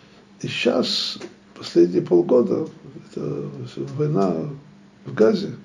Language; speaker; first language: Russian; native; Russian